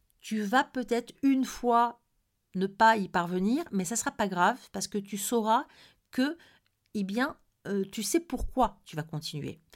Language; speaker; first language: French; native; French